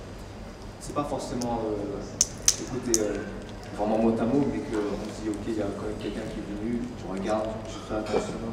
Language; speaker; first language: French; native; French